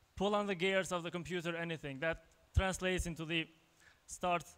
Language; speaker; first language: English; non-native, fluent; Albanian